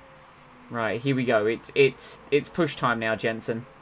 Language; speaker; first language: English; native; English